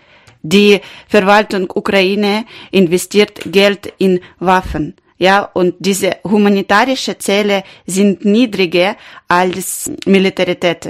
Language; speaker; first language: German; non-native, learner; Ukrainian